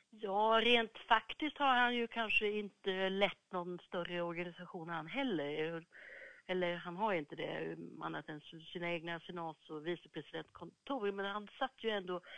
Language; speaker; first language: Swedish; native; Swedish